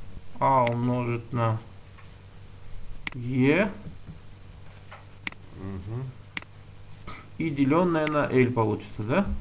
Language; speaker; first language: Russian; native; Russian